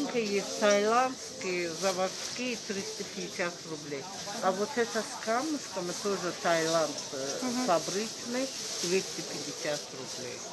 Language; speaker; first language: Russian; non-native, learner; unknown